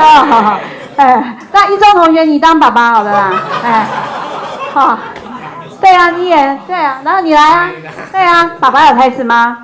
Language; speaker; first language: Chinese; native; Chinese